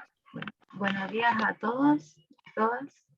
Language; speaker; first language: Spanish; native; Spanish